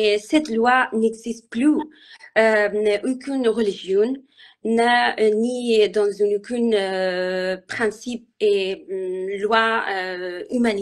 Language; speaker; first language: French; non-native, learner; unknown